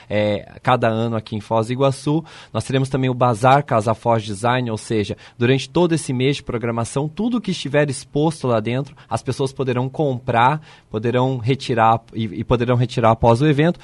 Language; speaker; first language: Portuguese; native; Portuguese